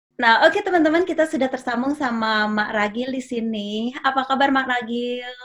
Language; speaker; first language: Indonesian; native; Indonesian